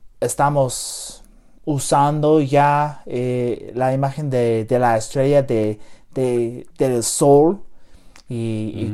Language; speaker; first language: Spanish; non-native, learner; English